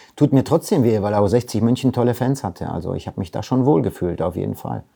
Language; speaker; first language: German; early bilingual, other home language; Polish